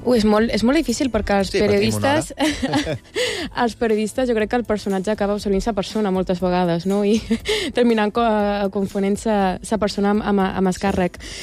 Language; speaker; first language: Catalan; native; Catalan